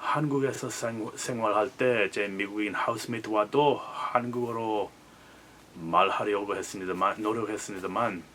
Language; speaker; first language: Korean; non-native, fluent; English